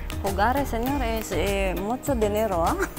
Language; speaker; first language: Spanish; non-native, learner; Filipino